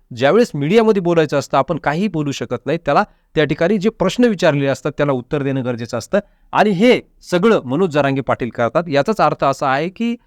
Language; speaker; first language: Marathi; native; Marathi